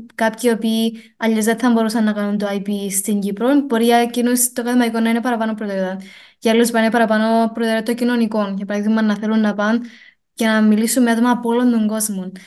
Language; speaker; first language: Greek; native; Greek